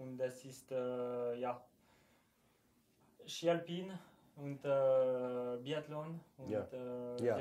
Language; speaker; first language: German; non-native, learner; French